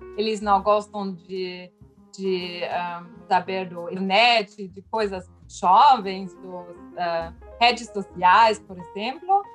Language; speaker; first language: Portuguese; non-native, fluent; German